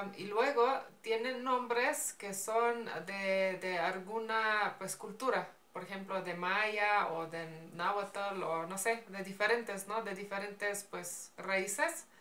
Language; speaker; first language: Spanish; non-native, fluent; Slovenian